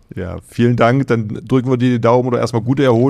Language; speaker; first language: German; native; German